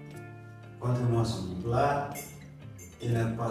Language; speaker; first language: French; non-native, local second language; Malagasy